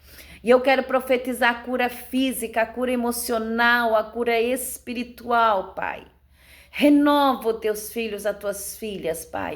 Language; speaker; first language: Portuguese; native; Portuguese